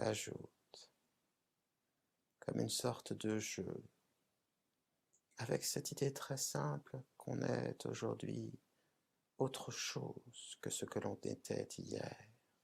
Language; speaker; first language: French; native; French